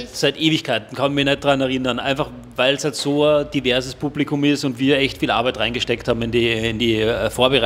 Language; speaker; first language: German; native; German